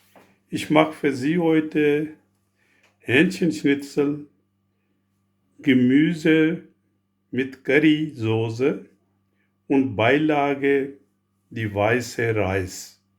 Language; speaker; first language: German; non-native, learner; Urdu